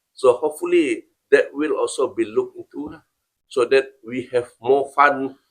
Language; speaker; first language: English; non-native, local second language; Malay